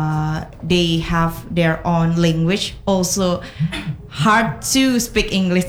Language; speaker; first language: English; non-native, learner; Indonesian